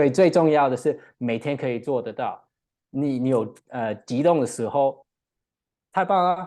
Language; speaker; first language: Chinese; non-native, learner; English